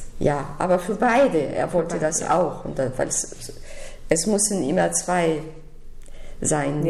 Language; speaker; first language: German; non-native, fluent; French